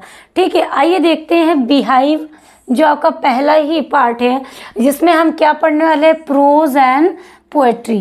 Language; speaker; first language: Hindi; native; Hindi